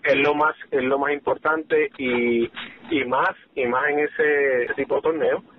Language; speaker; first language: Spanish; native; Spanish